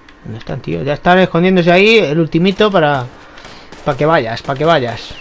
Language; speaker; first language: Spanish; native; Spanish